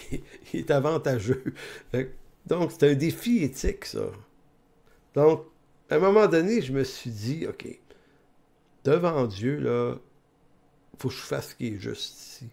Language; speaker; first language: French; native; French